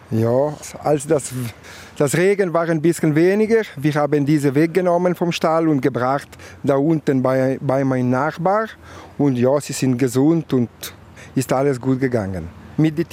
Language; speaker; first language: German; non-native, local second language; Italian